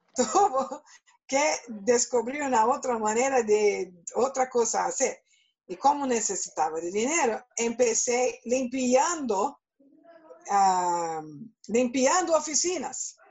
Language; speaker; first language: Spanish; non-native, learner; Portuguese